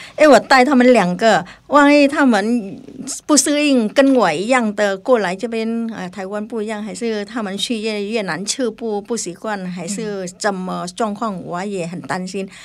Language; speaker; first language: Chinese; non-native, learner; Vietnamese